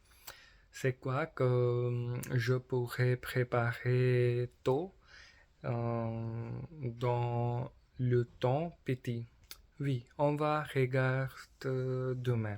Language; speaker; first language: French; non-native, learner; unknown